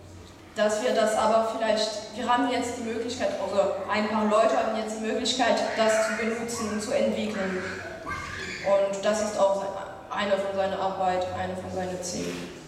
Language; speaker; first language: German; non-native, fluent; French